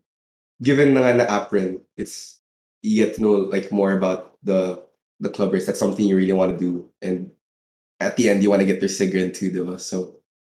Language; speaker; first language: English; non-native, local second language; Filipino